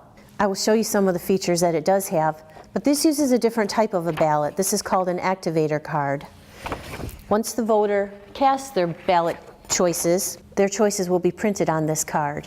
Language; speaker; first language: English; native; English